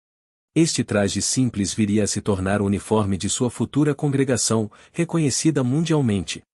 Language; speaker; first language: Portuguese; native; Portuguese